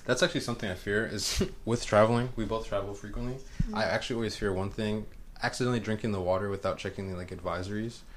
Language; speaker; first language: English; native; English